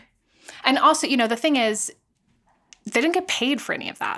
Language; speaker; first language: English; native; English